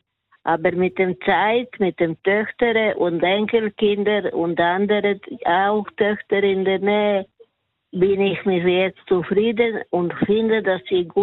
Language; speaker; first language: German; non-native, fluent; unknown